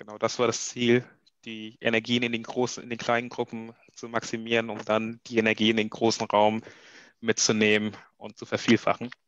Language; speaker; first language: German; native; German